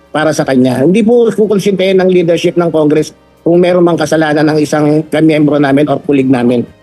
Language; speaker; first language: Filipino; native; Filipino